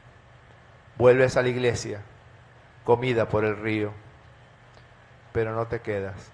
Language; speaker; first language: Spanish; native; Spanish